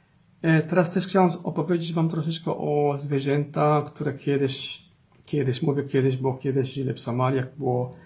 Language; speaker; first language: Polish; non-native, fluent; Somali